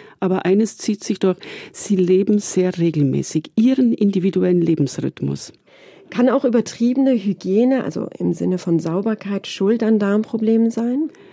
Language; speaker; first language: German; native; German